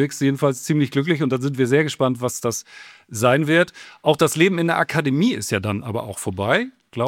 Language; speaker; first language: German; native; German